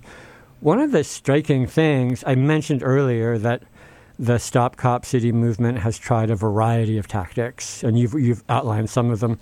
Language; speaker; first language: English; native; English